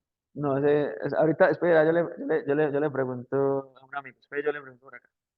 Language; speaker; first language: Spanish; native; Spanish